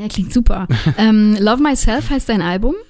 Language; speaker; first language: German; native; German